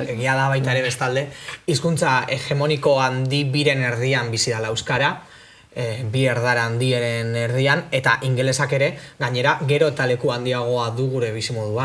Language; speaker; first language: Basque; native; Basque